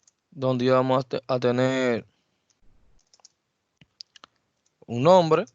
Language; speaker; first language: Spanish; native; Spanish